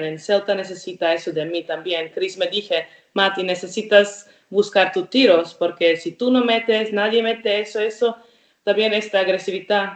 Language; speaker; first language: Spanish; non-native, learner; Croatian